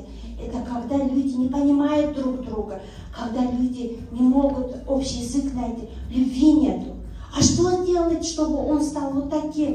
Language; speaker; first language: Russian; non-native, local second language; Uzbek